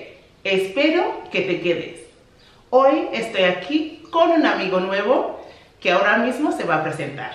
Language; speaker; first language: Spanish; non-native, fluent; English